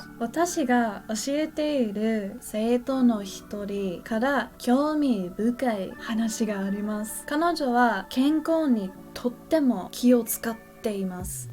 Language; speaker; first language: Japanese; non-native, fluent; English